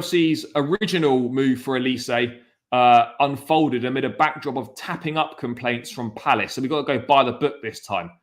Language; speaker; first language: English; native; English